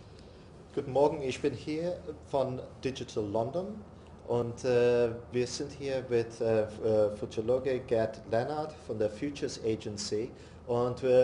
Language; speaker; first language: German; non-native, learner; English